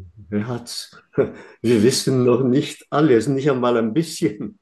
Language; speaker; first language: German; non-native, fluent; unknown